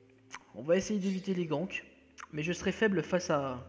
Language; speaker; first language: French; native; French